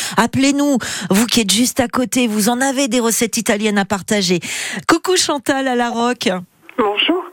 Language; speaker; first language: French; native; French